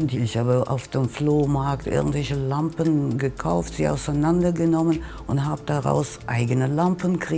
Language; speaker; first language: German; non-native, fluent; Russian